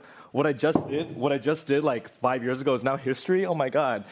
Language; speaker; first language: English; native; English